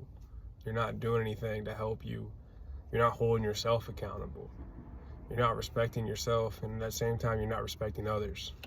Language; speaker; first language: English; native; English